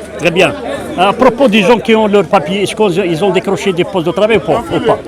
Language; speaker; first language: French; non-native, local second language; Arabic